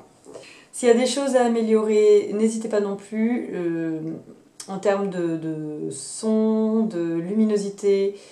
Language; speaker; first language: French; native; French